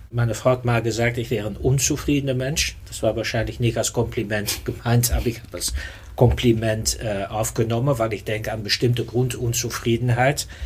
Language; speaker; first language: German; non-native, fluent; Dutch